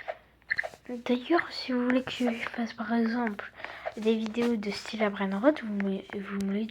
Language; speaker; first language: French; native; French